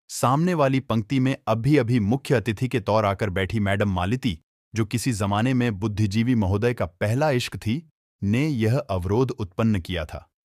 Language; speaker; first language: Hindi; native; Hindi